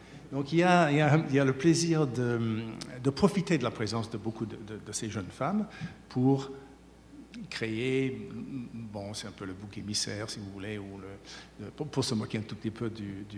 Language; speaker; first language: French; native; French